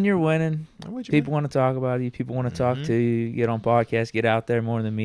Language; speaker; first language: English; native; English